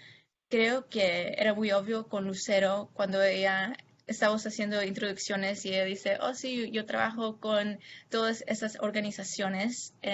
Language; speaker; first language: Spanish; non-native, fluent; English